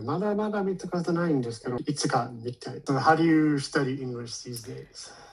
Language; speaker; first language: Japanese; non-native, learner; English